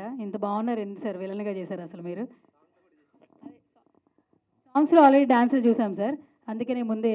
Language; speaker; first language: Telugu; native; Telugu